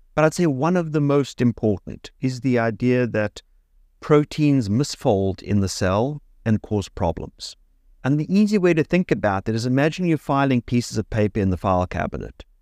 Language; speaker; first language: English; native; English